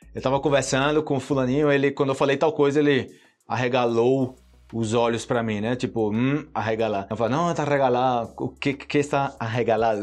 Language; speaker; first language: Portuguese; native; Portuguese